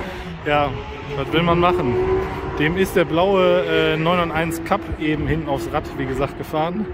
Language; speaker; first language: German; native; German